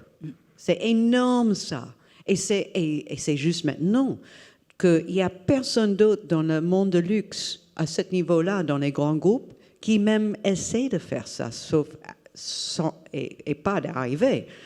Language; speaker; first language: French; non-native, fluent; English